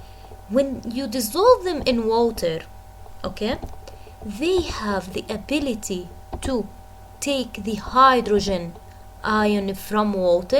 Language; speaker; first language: English; non-native, fluent; Arabic